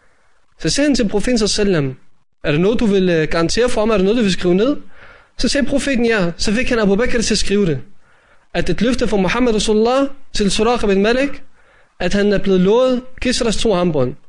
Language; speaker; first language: Danish; native; Danish